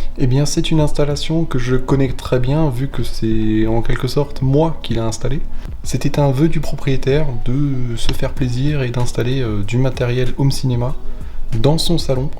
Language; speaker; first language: French; native; French